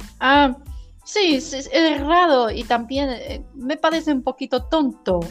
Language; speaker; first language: Spanish; non-native, learner; Chinese